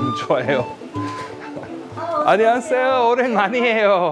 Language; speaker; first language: Korean; non-native, learner; English